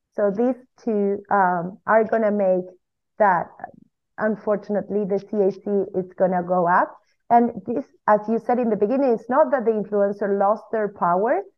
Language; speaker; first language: English; non-native, fluent; Spanish